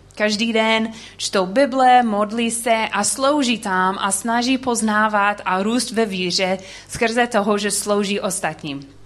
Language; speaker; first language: Czech; non-native, learner; English